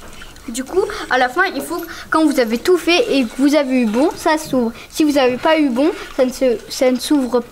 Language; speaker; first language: French; native; French